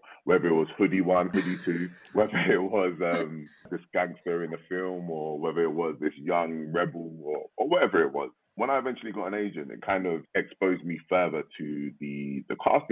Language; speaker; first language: English; native; English